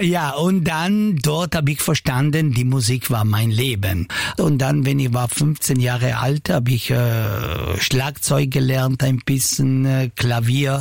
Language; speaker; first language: German; non-native, local second language; Italian